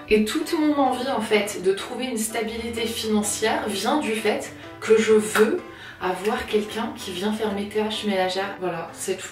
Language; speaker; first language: French; native; French